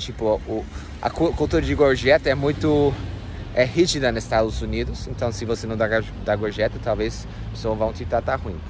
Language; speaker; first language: Portuguese; non-native, fluent; English